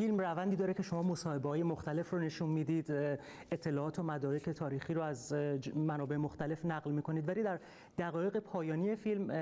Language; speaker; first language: Persian; native; Persian